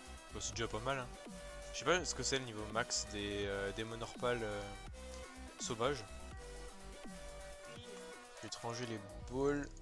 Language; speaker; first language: French; native; French